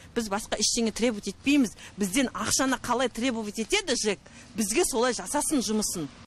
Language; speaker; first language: Kazakh; native; Kazakh